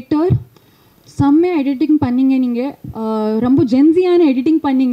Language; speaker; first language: Tamil; non-native, fluent; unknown